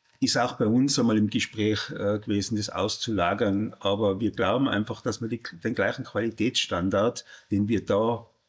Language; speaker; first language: German; native; German